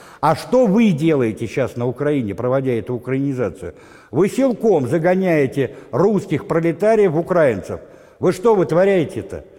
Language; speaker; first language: Russian; native; Russian